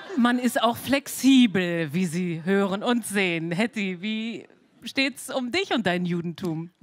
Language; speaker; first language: German; native; German